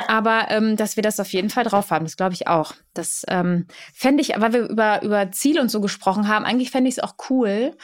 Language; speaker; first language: German; early bilingual, other home language; Polish